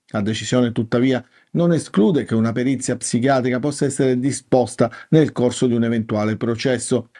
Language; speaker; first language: Italian; native; Italian